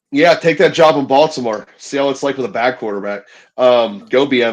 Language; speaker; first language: English; native; English